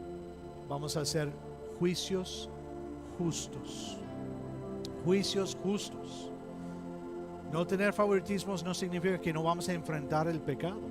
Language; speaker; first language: Spanish; non-native, fluent; English